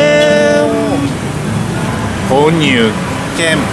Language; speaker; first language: Vietnamese; non-native, learner; Japanese